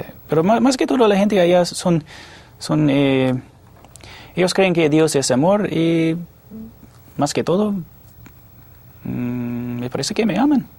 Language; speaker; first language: Spanish; non-native, fluent; English